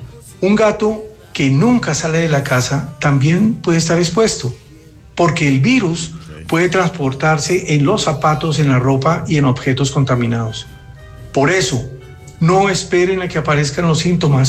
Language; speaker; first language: Spanish; native; Spanish